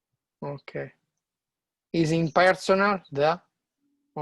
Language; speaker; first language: English; non-native, learner; Italian